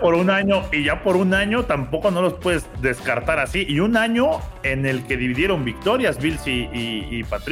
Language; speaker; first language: Spanish; native; Spanish